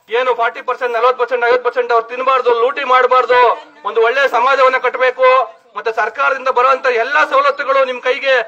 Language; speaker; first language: Kannada; native; Kannada